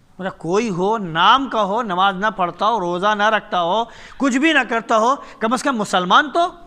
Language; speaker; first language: Urdu; native; Urdu